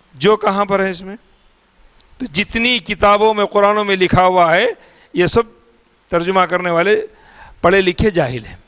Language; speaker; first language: Urdu; native; Urdu